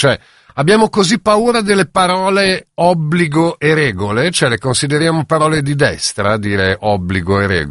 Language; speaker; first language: Italian; native; Italian